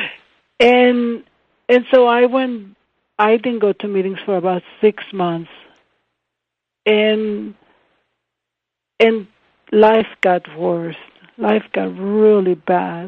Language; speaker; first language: English; non-native, fluent; Spanish